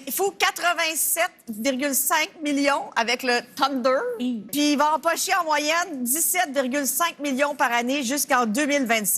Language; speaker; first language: French; native; French